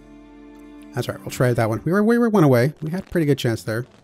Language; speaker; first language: English; native; English